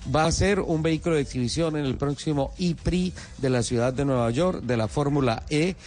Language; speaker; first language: Spanish; native; Spanish